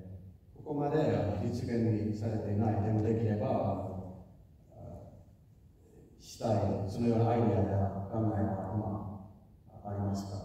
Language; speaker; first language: Japanese; non-native, fluent; Finnish